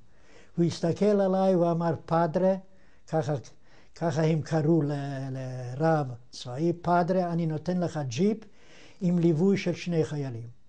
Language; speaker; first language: Hebrew; non-native, fluent; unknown